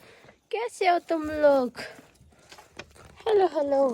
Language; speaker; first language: Hindi; non-native, learner; Nepali